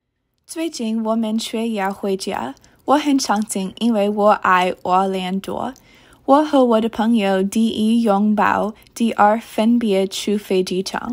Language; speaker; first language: Chinese; non-native, learner; English